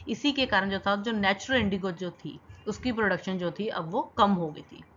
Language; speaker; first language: Hindi; non-native, local second language; Punjabi